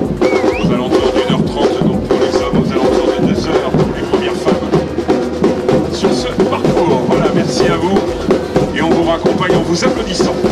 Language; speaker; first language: French; native; French